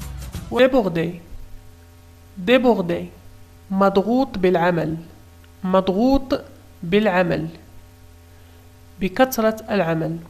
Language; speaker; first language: Arabic; native; Arabic